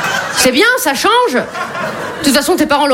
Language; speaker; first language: French; native; French